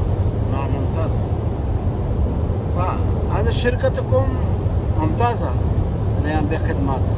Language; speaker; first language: Arabic; non-native, learner; Urdu